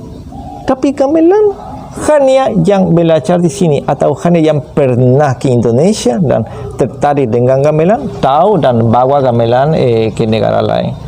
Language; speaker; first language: Indonesian; non-native, fluent; Spanish